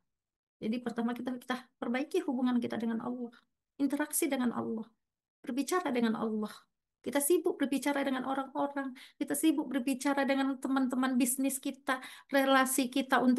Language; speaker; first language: Indonesian; native; Indonesian